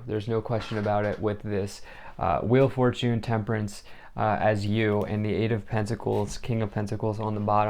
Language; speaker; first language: English; native; English